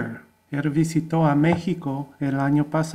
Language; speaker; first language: Spanish; non-native, fluent; English